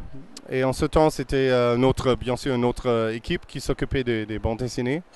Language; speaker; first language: French; non-native, fluent; German